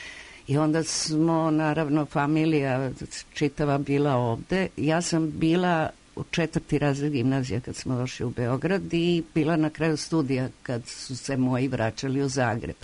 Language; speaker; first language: Croatian; native; Croatian